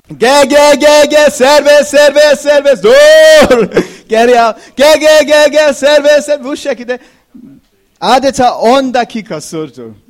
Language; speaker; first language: Turkish; non-native, fluent; English